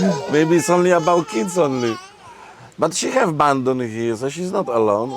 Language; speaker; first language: English; non-native, learner; Polish